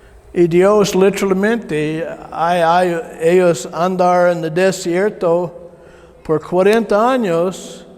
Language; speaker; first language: Spanish; non-native, learner; English